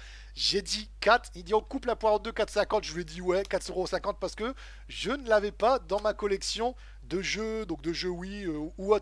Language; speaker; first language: French; native; French